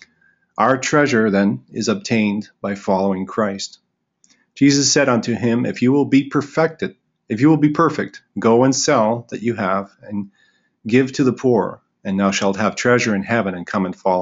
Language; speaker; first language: English; native; English